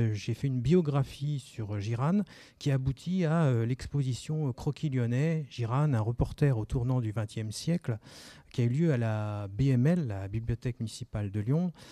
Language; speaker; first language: French; native; French